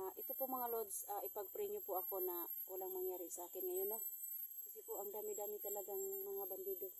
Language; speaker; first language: Filipino; native; Filipino